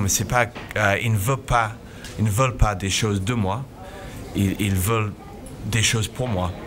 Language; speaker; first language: French; non-native, fluent; English